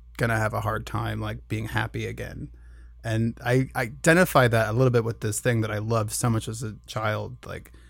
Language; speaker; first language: English; native; English